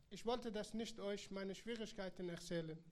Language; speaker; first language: German; non-native, learner; Persian